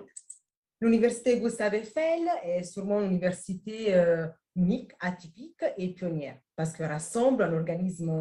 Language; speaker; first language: French; non-native, fluent; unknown